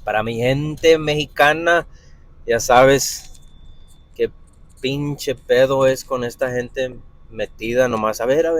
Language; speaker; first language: Spanish; early bilingual, other home language; English